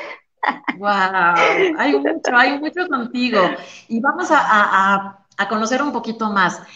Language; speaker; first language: Spanish; native; Spanish